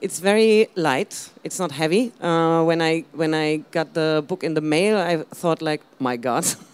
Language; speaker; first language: English; non-native, fluent; German